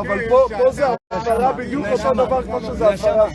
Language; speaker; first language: Hebrew; native; Hebrew